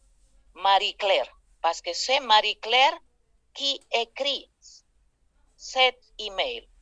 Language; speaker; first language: French; non-native, fluent; Spanish